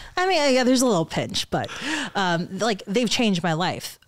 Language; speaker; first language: English; native; English